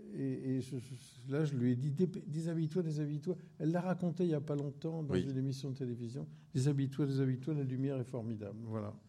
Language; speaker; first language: French; native; French